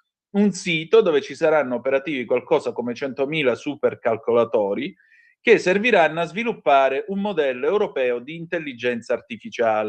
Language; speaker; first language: Italian; native; Italian